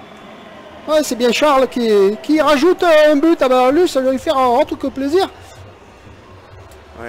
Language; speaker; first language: French; native; French